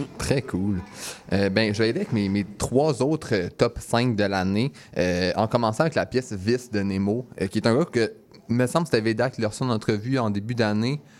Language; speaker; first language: French; native; French